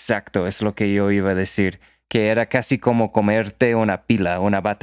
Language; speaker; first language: Spanish; non-native, fluent; English